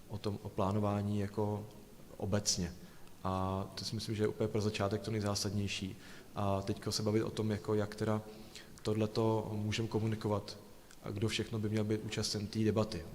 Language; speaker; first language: Czech; native; Czech